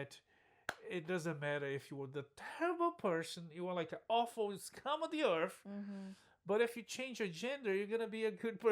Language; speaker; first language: English; non-native, fluent; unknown